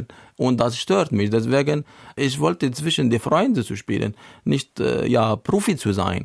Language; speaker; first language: German; non-native, learner; Arabic